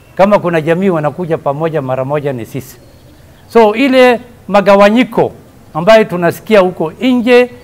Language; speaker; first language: Swahili; non-native, local second language; Somali